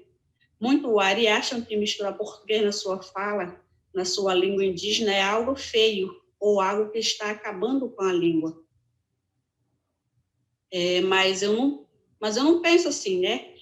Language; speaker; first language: Portuguese; non-native, local second language; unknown